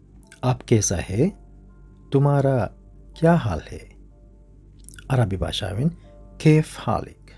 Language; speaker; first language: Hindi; non-native, learner; Sinhala